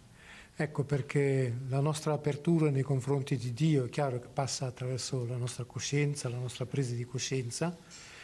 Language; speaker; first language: Italian; native; Italian